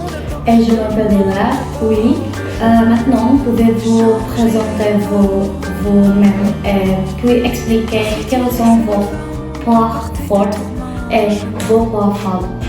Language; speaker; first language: French; non-native, learner; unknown